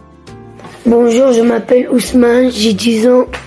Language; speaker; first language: French; early bilingual, other home language; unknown